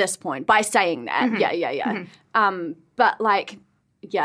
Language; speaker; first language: English; native; English